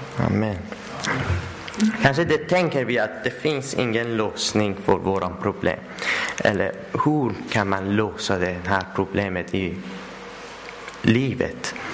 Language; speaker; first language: Swedish; non-native, learner; Persian